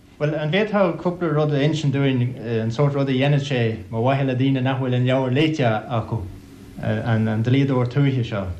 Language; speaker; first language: Irish; non-native, local second language; English